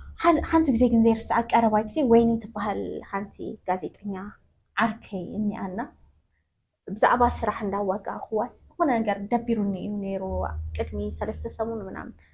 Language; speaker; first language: Tigrinya; non-native, local second language; Amharic